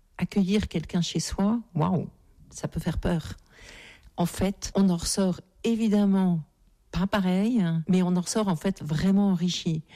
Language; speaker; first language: French; native; French